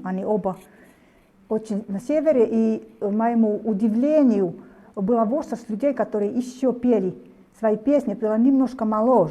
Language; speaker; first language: Russian; non-native, fluent; Finnish